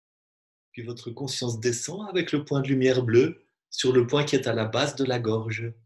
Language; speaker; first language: French; native; French